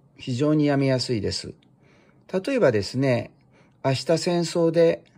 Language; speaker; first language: Japanese; native; Japanese